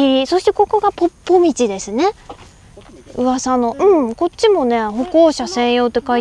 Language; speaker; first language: Japanese; native; Japanese